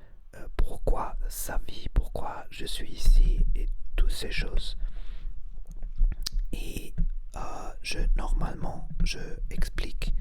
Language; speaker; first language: French; non-native, learner; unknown